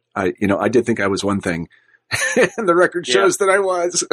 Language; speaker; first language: English; native; English